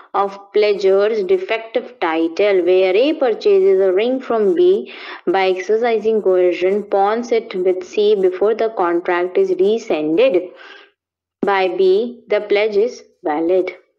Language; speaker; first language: English; non-native, local second language; Hindi